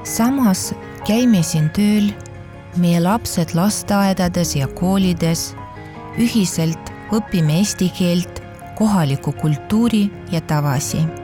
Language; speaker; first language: Estonian; non-native, fluent; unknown